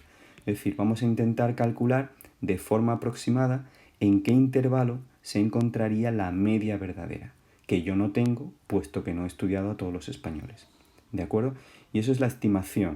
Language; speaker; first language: Spanish; native; Spanish